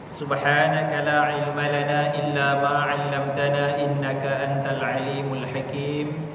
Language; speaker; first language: Malay; native; Malay